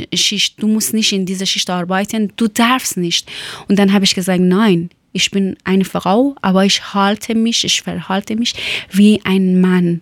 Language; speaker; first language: German; non-native, learner; Persian